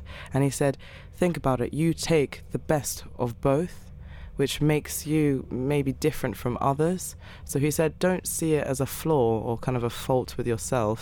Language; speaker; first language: English; native; English